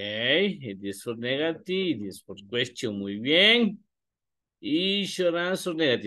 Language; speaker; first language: English; non-native, learner; Spanish